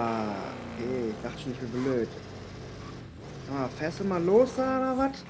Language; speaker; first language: German; native; German